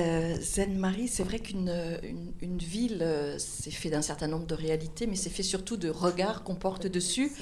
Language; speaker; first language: French; native; French